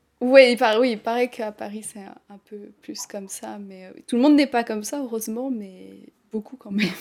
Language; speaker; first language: French; native; French